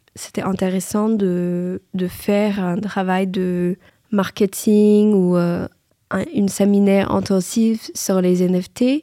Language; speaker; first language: French; non-native, fluent; English